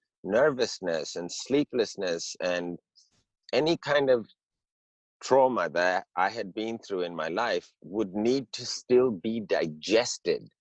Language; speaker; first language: English; early bilingual, heritage; English